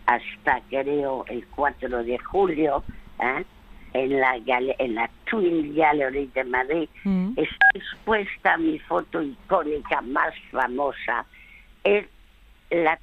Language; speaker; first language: Spanish; early bilingual, other home language; French